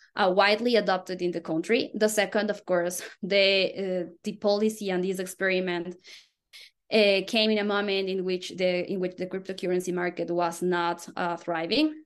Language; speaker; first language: English; non-native, fluent; Spanish